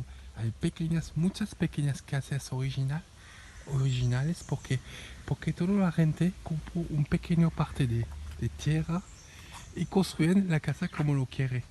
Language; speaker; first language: Spanish; non-native, learner; French